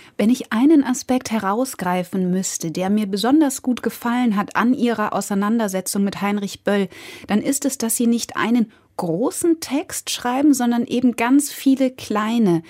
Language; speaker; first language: German; native; German